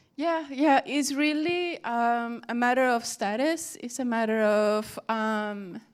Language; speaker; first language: English; early bilingual, other home language; Spanish